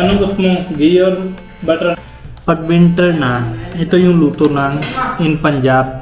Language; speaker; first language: Filipino; non-native, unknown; Hindi